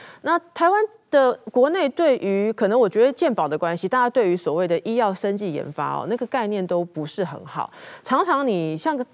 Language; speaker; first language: Chinese; native; Chinese